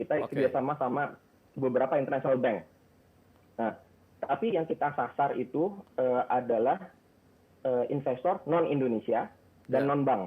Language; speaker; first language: Indonesian; native; Indonesian